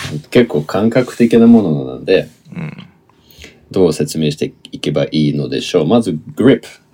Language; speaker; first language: Japanese; non-native, fluent; Russian